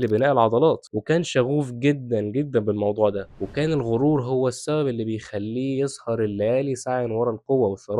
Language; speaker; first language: Arabic; native; Arabic